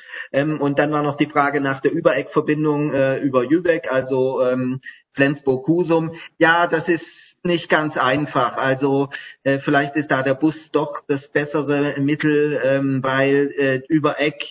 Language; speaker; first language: German; native; German